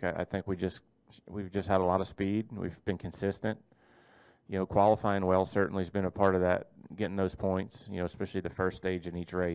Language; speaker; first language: English; native; English